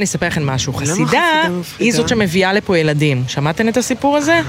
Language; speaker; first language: Hebrew; native; Hebrew